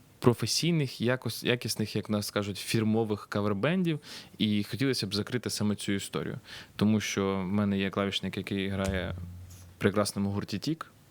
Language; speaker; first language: Ukrainian; non-native, local second language; Russian